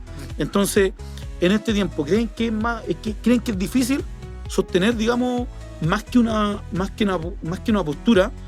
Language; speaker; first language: Spanish; native; Spanish